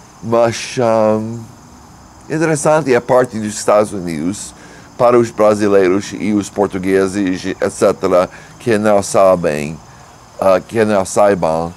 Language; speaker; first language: Portuguese; non-native, learner; English